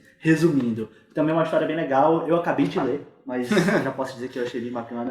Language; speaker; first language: Portuguese; native; Portuguese